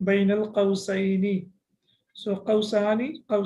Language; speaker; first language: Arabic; non-native, fluent; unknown